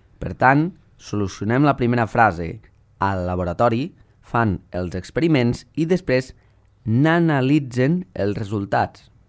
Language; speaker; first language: Catalan; native; Catalan